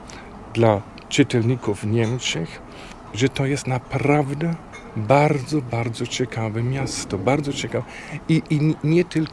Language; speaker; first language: Polish; non-native, fluent; German